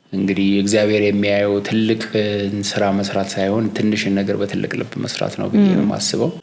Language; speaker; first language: Amharic; native; Amharic